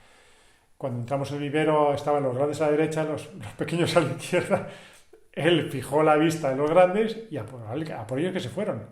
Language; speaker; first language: Spanish; native; Spanish